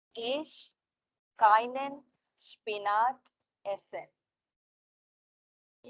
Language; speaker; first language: German; non-native, learner; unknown